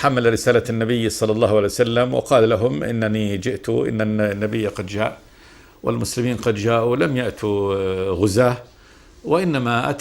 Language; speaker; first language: Arabic; native; Arabic